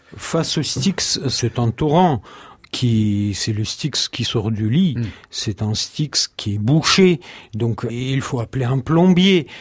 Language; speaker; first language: French; non-native, fluent; Russian